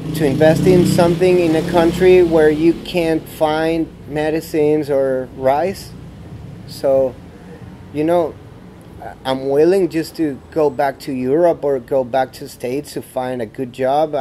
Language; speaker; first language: English; non-native, fluent; Spanish